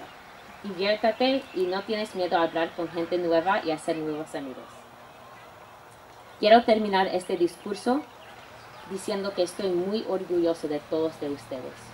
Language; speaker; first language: Spanish; non-native, local second language; English